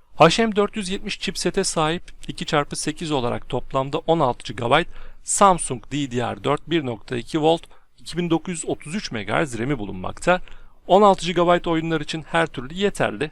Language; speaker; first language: Turkish; native; Turkish